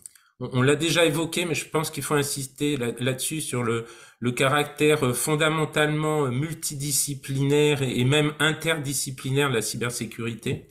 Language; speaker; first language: French; native; French